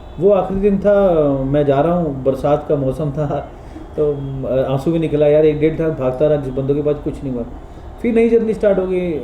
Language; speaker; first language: Hindi; non-native, local second language; Punjabi